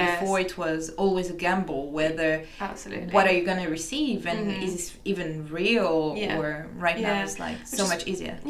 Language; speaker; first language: English; non-native, fluent; French